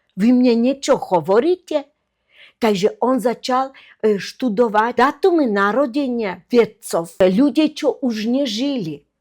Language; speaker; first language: Slovak; non-native, fluent; Russian